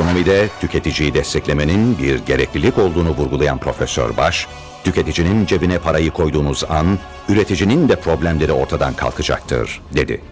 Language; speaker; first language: Turkish; native; Turkish